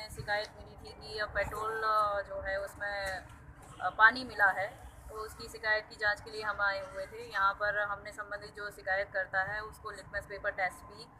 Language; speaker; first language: Hindi; native; Hindi